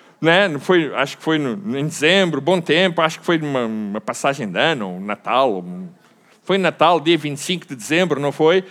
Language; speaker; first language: Portuguese; native; Portuguese